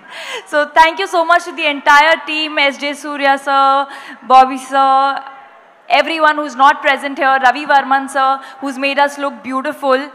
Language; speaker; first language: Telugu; non-native, local second language; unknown